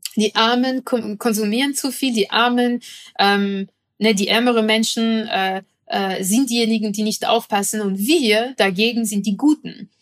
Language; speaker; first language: German; non-native, fluent; French